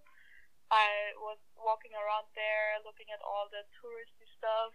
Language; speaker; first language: English; non-native, fluent; German